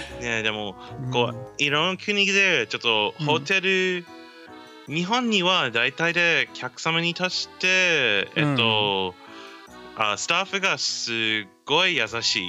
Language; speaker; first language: Japanese; non-native, learner; English